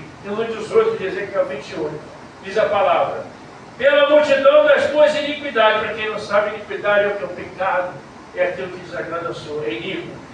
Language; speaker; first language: Portuguese; native; Portuguese